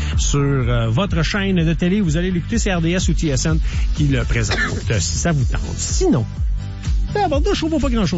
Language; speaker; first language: French; native; French